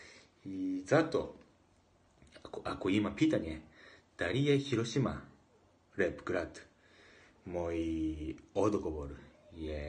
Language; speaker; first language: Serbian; non-native, learner; Japanese